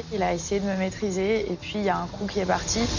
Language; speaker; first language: French; native; French